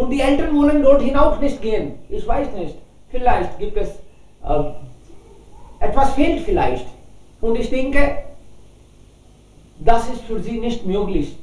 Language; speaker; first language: German; non-native, learner; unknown